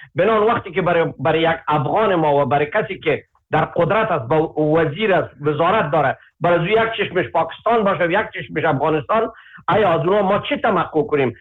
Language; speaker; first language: Persian; native; Persian